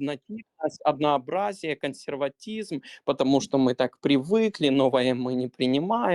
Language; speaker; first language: Russian; native; Russian